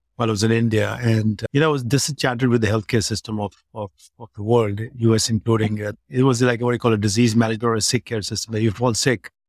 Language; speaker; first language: English; non-native, local second language; Hindi